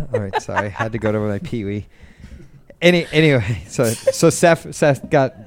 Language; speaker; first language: English; native; English